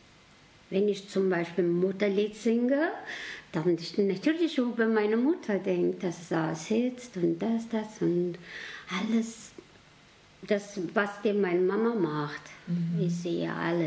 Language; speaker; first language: German; non-native, learner; Mongolian